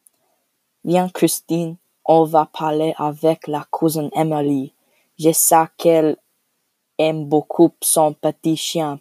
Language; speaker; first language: French; non-native, learner; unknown